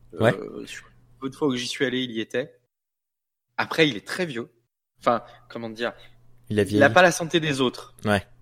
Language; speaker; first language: French; native; French